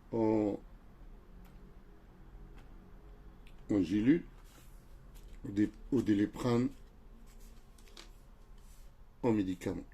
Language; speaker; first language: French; non-native, local second language; Arabic